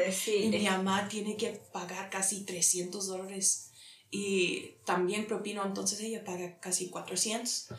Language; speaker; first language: Spanish; early bilingual, heritage; English